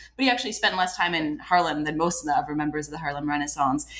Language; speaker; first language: English; non-native, fluent; French